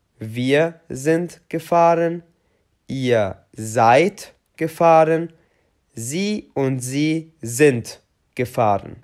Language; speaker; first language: German; non-native, fluent; Albanian